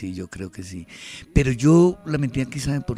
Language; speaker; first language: Spanish; native; Spanish